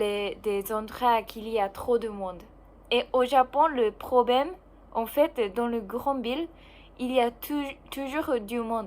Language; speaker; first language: French; non-native, learner; Japanese